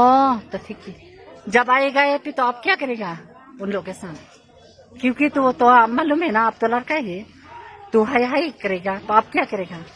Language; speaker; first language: Hindi; non-native, local second language; Khasi